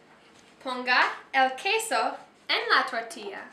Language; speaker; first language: Spanish; non-native, learner; English